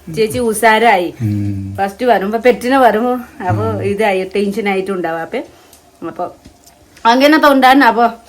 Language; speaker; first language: Malayalam; non-native, learner; Nepali